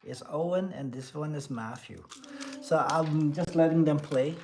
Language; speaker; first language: English; non-native, fluent; Dutch